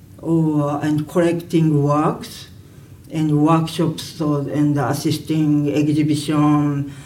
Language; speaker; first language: English; non-native, learner; Japanese